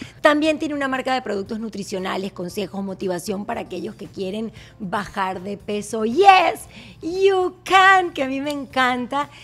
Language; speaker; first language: Spanish; native; Spanish